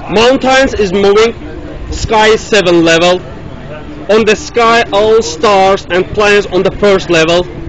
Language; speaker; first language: English; non-native, learner; Turkish